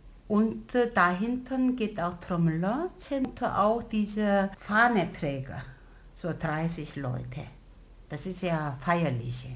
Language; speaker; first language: German; non-native, learner; Korean